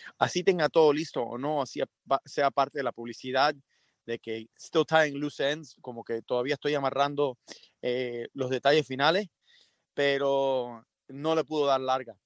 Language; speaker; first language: Spanish; early bilingual, heritage; Spanish